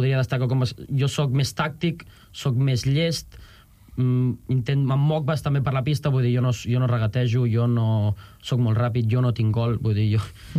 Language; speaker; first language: Catalan; native; Catalan